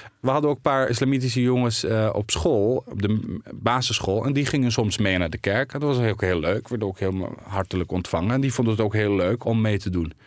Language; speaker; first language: Dutch; early bilingual, other home language; Arabic